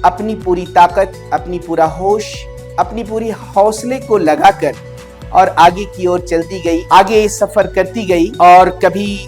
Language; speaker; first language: Hindi; native; Hindi